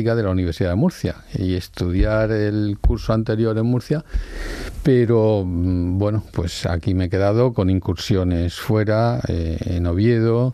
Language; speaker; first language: Spanish; non-native, local second language; Catalan